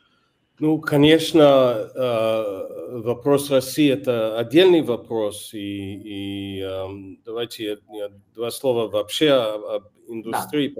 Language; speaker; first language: Russian; non-native, fluent; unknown